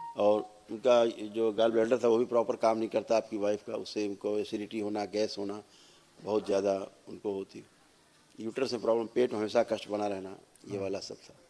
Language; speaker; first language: Hindi; native; Hindi